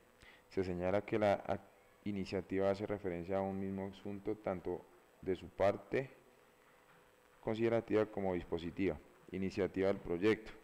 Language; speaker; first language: Spanish; native; Spanish